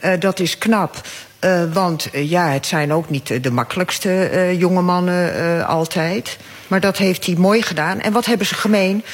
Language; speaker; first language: Dutch; early bilingual, other home language; Arabic